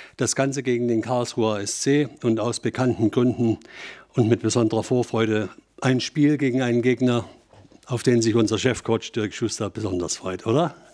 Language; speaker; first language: German; native; German